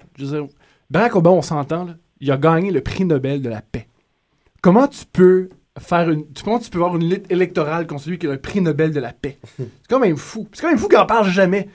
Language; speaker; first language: French; native; French